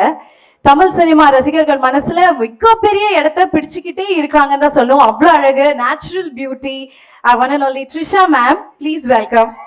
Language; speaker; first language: Tamil; native; Tamil